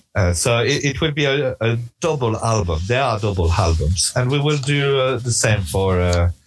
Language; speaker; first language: English; non-native, fluent; French